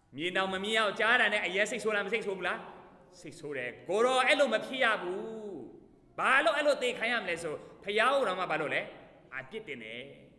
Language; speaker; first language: Burmese; non-native, local second language; Kachin